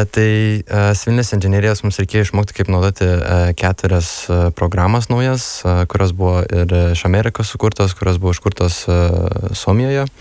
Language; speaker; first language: Lithuanian; early bilingual, heritage; Lithuanian